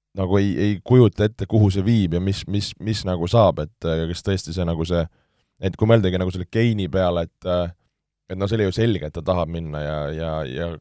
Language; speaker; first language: Estonian; native; Estonian